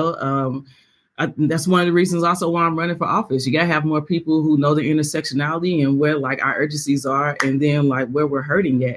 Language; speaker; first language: English; native; English